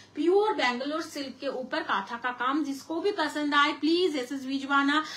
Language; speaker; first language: Hindi; non-native, local second language; Bangla